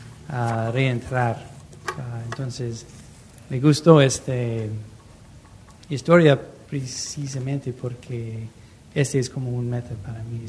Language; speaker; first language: Spanish; non-native, learner; English